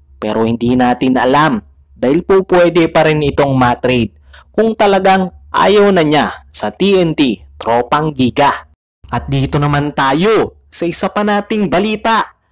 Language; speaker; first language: Filipino; native; Filipino